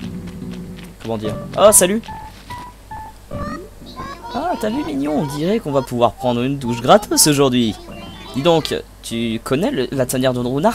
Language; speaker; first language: French; native; French